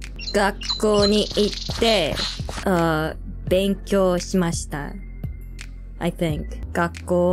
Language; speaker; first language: Japanese; non-native, learner; English